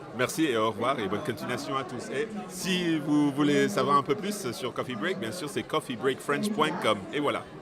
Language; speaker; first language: French; non-native, fluent; English